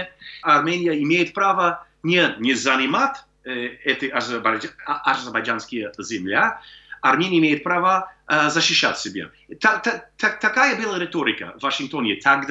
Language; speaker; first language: Russian; non-native, fluent; English